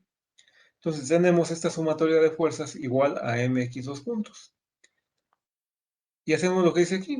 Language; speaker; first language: Spanish; native; Spanish